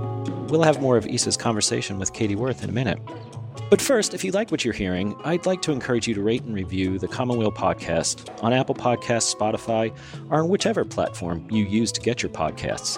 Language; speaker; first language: English; native; English